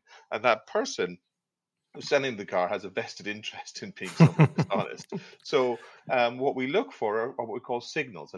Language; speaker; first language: English; native; English